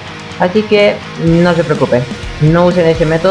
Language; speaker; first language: Spanish; native; Spanish